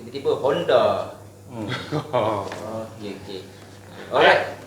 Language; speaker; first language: Malay; native; Malay